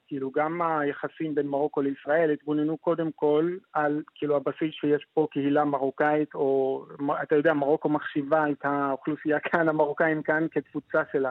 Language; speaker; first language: Hebrew; non-native, fluent; Arabic